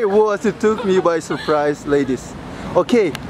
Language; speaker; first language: English; non-native, fluent; Russian